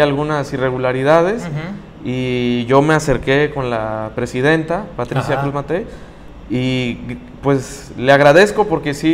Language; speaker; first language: Spanish; native; Spanish